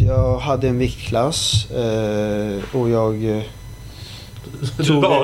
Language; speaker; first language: Swedish; early bilingual, other home language; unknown